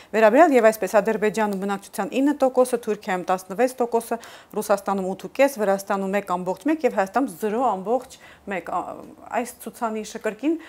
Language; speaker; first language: Armenian; native; Armenian